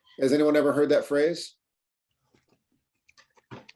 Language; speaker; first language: English; native; English